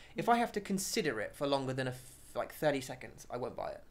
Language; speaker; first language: English; native; English